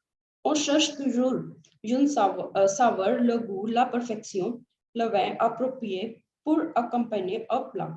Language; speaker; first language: French; non-native, fluent; Hindi